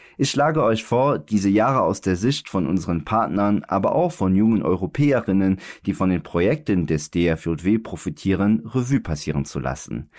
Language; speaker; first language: German; native; German